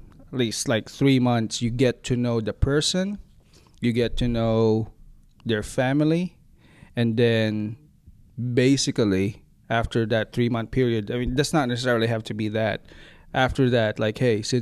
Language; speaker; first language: English; non-native, local second language; Waray